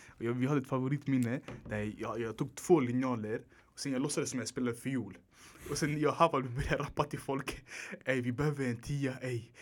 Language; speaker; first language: Swedish; early bilingual, other home language; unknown